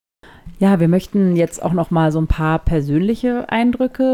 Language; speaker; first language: German; native; German